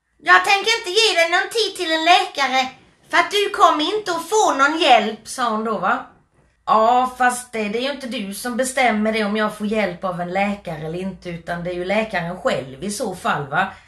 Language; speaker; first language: Swedish; native; Swedish